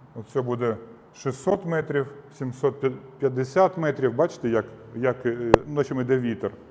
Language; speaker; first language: Ukrainian; native; Ukrainian